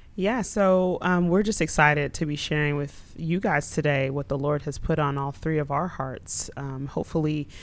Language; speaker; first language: English; early bilingual, other home language; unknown